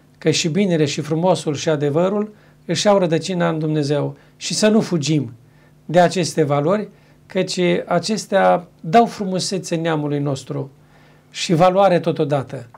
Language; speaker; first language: Romanian; native; Romanian